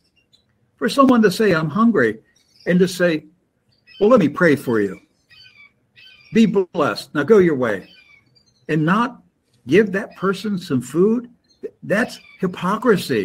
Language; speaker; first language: English; native; English